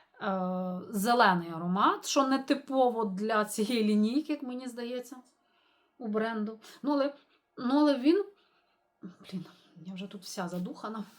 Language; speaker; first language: Ukrainian; native; Ukrainian